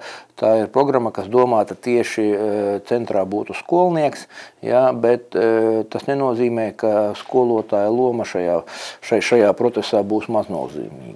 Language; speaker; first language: Latvian; non-native, local second language; Russian